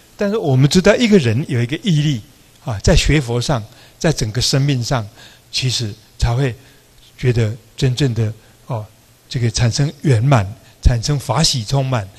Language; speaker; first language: Chinese; non-native, local second language; Min Nan Chinese